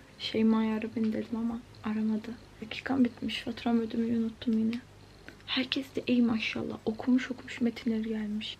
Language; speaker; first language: Turkish; native; Turkish